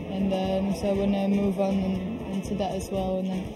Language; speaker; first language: English; non-native, fluent; Dutch